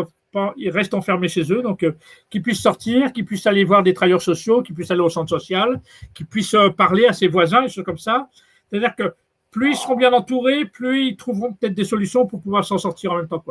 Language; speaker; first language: French; native; French